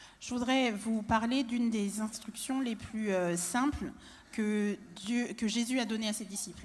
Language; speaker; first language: French; native; French